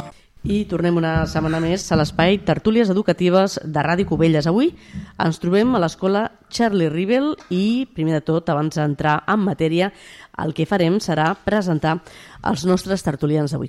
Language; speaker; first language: Catalan; native; Catalan